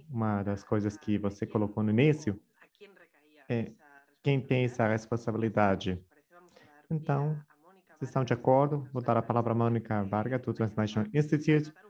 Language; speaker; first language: Portuguese; non-native, fluent; Spanish